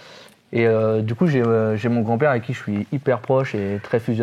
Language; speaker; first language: French; native; French